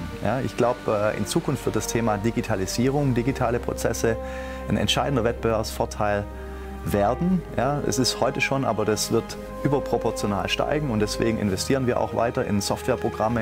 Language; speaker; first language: German; native; German